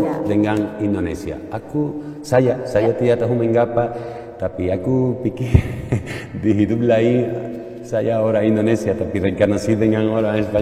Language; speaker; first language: Indonesian; non-native, learner; Spanish